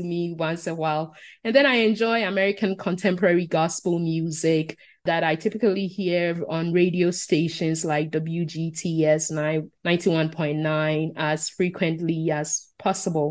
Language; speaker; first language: English; non-native, local second language; Akan